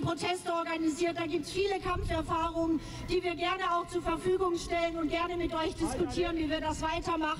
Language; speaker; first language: German; native; German